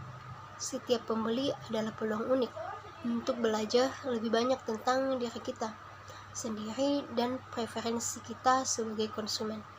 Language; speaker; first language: Indonesian; native; Indonesian